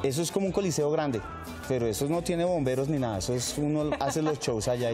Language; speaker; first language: Spanish; native; Spanish